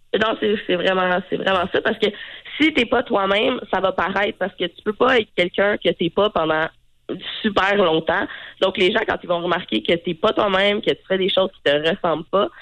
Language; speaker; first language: French; native; French